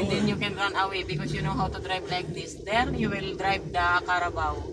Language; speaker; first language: English; non-native, local second language; Filipino